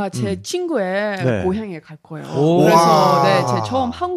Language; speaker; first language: Korean; non-native, learner; English